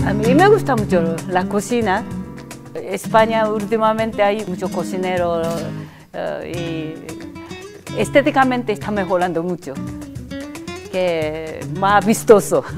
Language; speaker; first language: Spanish; non-native, learner; Japanese